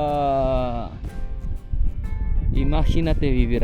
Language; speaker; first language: Spanish; non-native, fluent; Indonesian